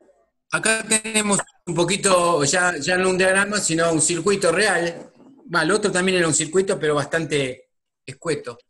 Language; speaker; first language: Spanish; native; Spanish